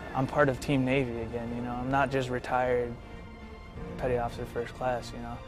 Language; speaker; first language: English; native; English